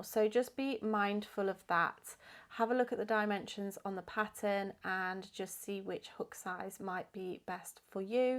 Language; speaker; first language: English; native; English